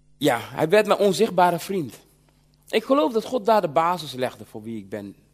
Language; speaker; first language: Dutch; early bilingual, other home language; Sranan Tongo